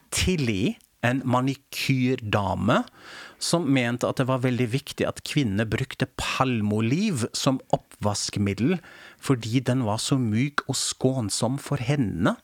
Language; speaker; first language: Norwegian; non-native, fluent; German